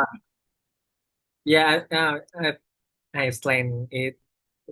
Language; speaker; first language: English; non-native, learner; Vietnamese